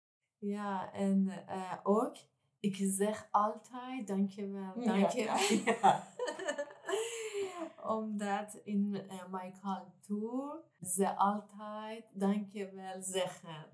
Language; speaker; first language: Dutch; non-native, learner; Persian